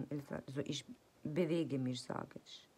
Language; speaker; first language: German; non-native, fluent; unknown